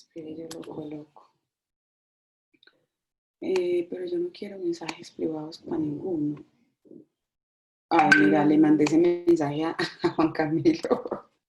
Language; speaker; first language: Spanish; native; Spanish